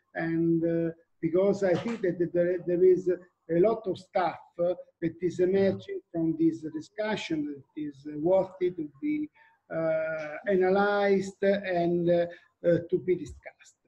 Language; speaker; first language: English; non-native, fluent; Italian